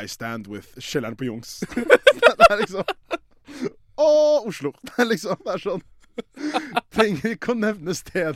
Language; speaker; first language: Norwegian; native; Norwegian